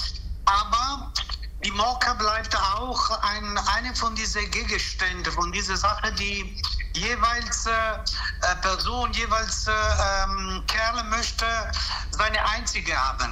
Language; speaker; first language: German; non-native, fluent; Italian